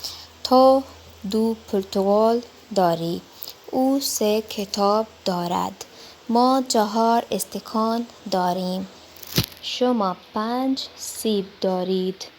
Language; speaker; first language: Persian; non-native, learner; Urdu